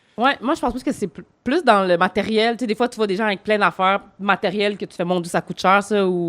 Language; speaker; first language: French; native; French